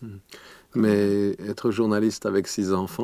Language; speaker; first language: French; native; French